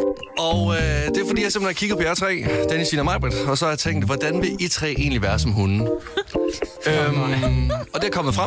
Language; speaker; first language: Danish; native; Danish